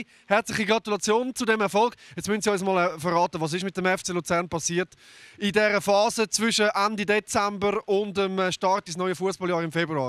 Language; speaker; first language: German; native; German